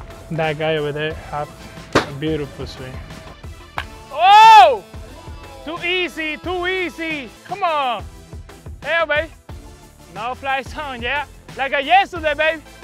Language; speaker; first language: English; non-native, learner; Spanish